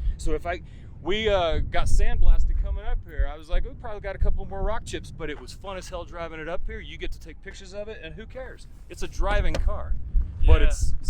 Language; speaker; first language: English; native; English